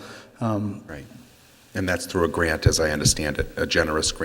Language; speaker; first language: English; native; English